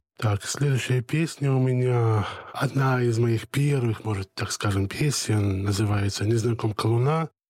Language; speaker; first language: Russian; native; Russian